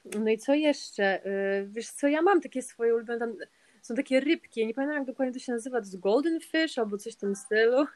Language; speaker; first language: Polish; early bilingual, heritage; Polish